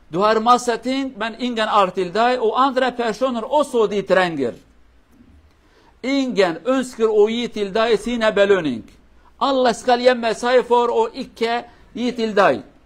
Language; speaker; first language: Norwegian; non-native, learner; Kurdish